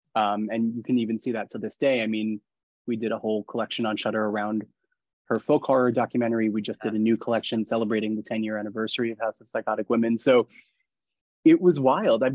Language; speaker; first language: English; native; English